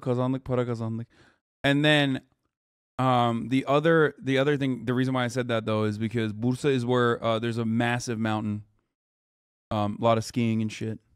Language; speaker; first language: English; early bilingual, other home language; Turkish